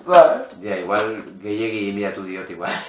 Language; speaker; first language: Basque; non-native, local second language; Spanish